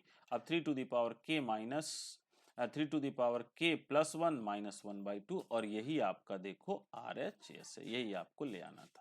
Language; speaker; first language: Hindi; native; Hindi